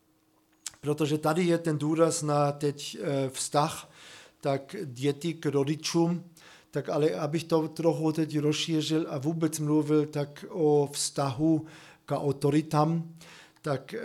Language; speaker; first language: Czech; non-native, fluent; German